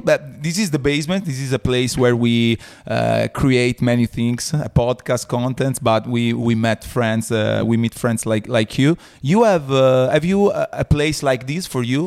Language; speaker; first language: English; non-native, learner; Italian